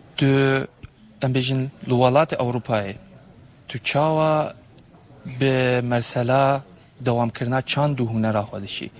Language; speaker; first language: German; non-native, fluent; Kurdish